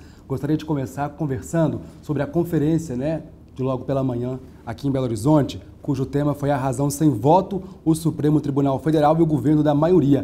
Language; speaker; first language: Portuguese; native; Portuguese